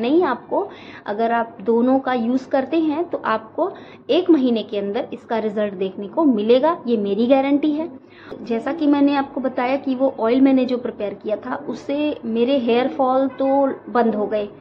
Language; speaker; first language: Hindi; native; Hindi